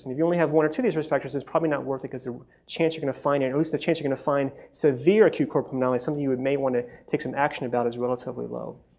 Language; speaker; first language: English; native; English